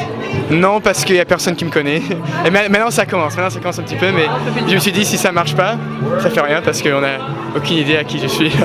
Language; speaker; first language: French; early bilingual, heritage; English